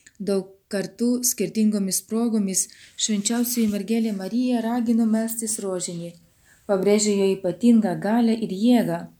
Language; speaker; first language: Lithuanian; non-native, fluent; Ukrainian